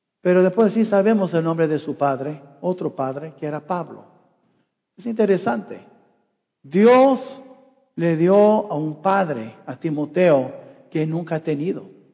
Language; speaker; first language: Spanish; non-native, fluent; English